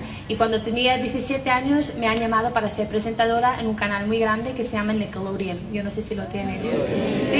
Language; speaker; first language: Spanish; non-native, fluent; English